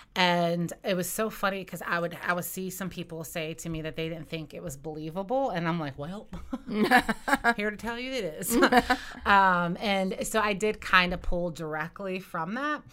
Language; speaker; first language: English; native; English